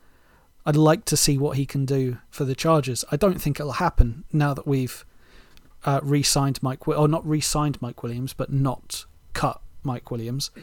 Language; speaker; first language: English; native; English